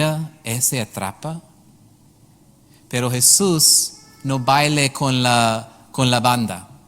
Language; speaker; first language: Spanish; non-native, learner; English